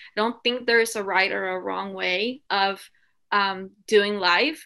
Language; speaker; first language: English; early bilingual, other home language; Spanish